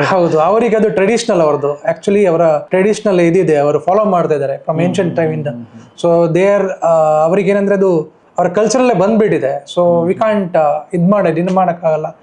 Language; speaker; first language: Kannada; native; Kannada